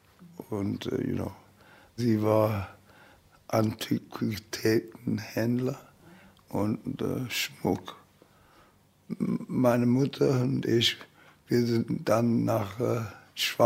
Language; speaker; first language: German; early bilingual, heritage; German